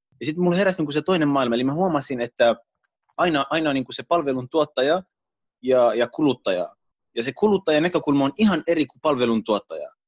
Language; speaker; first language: Finnish; early bilingual, other home language; Arabic